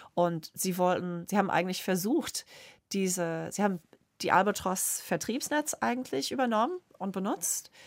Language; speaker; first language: German; non-native, fluent; English